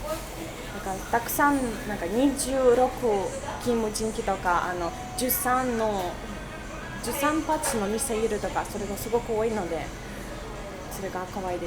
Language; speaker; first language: Japanese; non-native, fluent; Russian